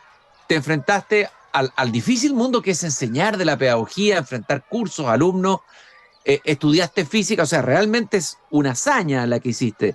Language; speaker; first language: Spanish; native; Spanish